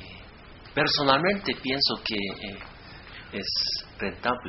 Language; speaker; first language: Spanish; non-native, fluent; Korean